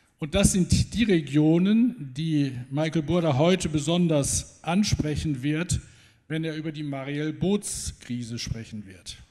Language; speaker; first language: German; native; German